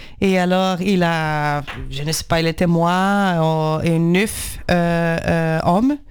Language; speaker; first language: French; non-native, learner; Portuguese